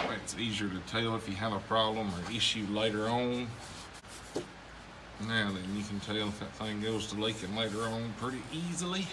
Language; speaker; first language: English; native; English